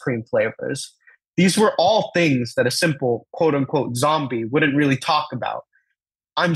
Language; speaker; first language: English; early bilingual, other home language; Telugu